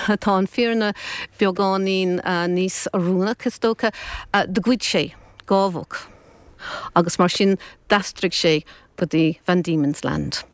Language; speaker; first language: Irish; non-native, local second language; English